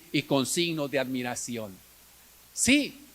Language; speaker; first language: Spanish; native; Spanish